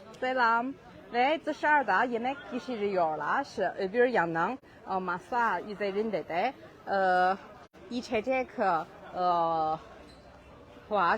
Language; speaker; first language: Turkish; non-native, learner; Chinese